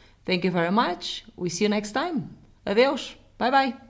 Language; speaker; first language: English; non-native, fluent; Portuguese